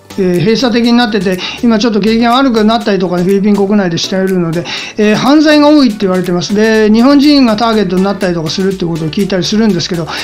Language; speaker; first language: Japanese; native; Japanese